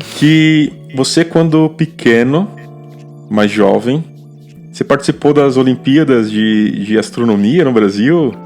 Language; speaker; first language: Portuguese; native; Portuguese